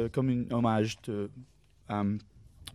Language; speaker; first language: French; non-native, learner; English